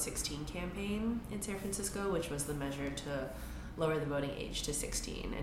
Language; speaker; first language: English; native; English